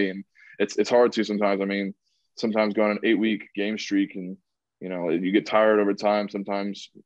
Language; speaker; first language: English; native; English